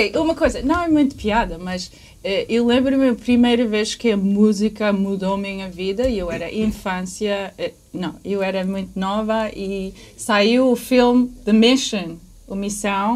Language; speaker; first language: Portuguese; early bilingual, heritage; English